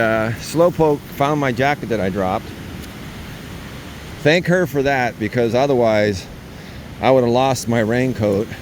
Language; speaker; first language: English; native; English